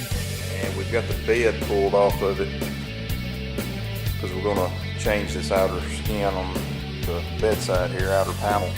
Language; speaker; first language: English; native; English